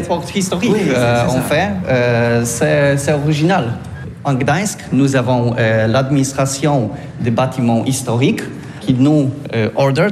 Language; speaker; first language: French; non-native, learner; Polish